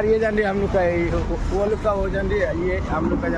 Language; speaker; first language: Hindi; non-native, local second language; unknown